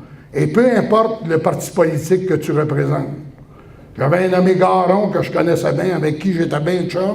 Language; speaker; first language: French; native; French